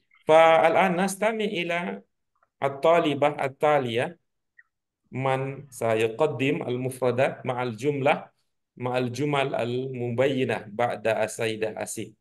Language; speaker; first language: Arabic; non-native, learner; Indonesian